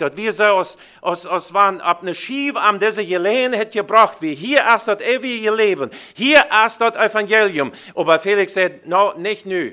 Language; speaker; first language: German; early bilingual, heritage; Plautdietsch